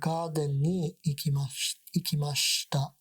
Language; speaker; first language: Japanese; non-native, learner; English